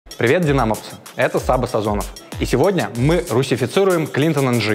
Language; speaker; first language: Russian; native; Russian